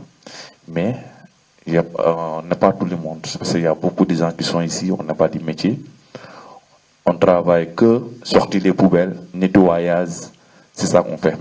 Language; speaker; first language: French; non-native, learner; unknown